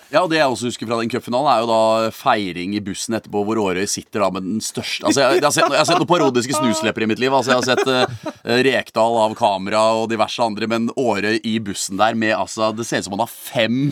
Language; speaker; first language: Norwegian; native; Norwegian